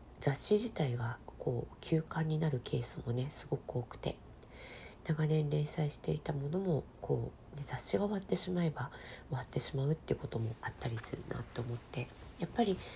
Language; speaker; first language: Japanese; native; Japanese